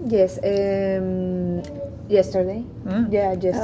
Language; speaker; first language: English; non-native, learner; Spanish